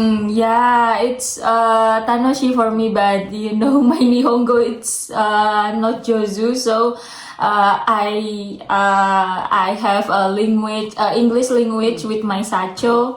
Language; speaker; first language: English; non-native, learner; Indonesian